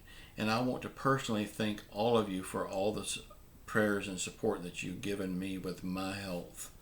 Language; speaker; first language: English; native; English